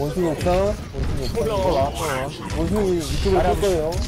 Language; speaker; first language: Korean; native; Korean